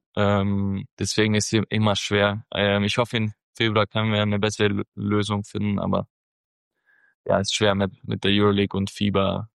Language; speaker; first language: German; non-native, fluent; Spanish